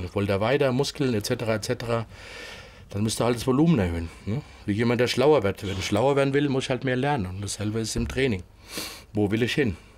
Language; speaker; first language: German; native; German